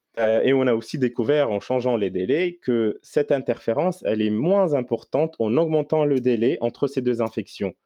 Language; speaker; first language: French; non-native, local second language; Arabic